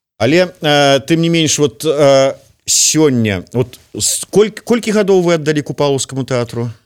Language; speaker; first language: Belarusian; native; Belarusian